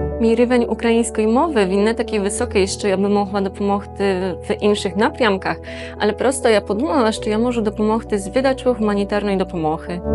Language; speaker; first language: Ukrainian; non-native, learner; Polish